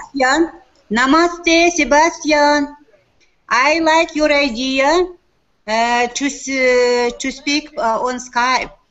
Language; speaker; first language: English; non-native, fluent; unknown